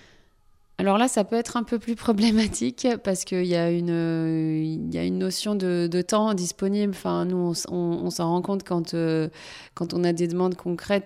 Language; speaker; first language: French; native; French